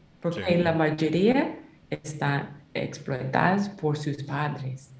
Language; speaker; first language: Spanish; non-native, learner; English